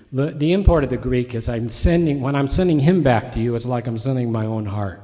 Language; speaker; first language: English; native; English